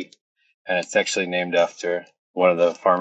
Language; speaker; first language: English; native; English